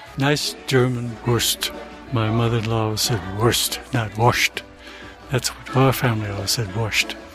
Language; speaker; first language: English; early bilingual, other home language; German